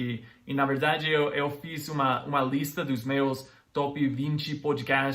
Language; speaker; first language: Portuguese; non-native, fluent; English